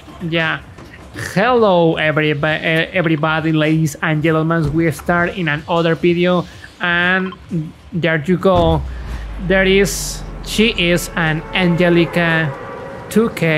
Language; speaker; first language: English; non-native, learner; Spanish